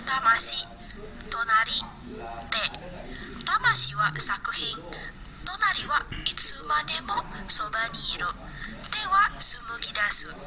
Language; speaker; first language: Japanese; non-native, fluent; Indonesian